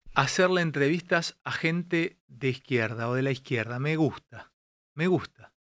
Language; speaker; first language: Spanish; native; Spanish